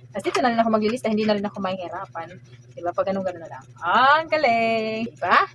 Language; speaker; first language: Filipino; native; Filipino